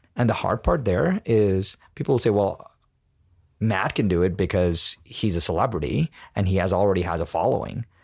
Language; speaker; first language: English; non-native, local second language; Tamil